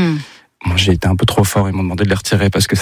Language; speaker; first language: French; native; French